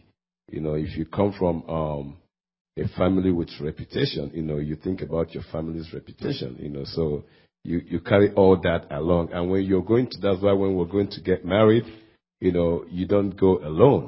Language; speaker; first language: English; non-native, local second language; Igbo